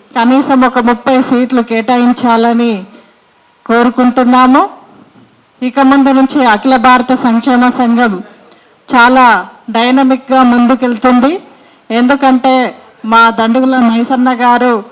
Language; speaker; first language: Telugu; native; Telugu